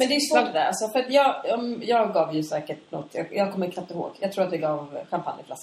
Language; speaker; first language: Swedish; native; Swedish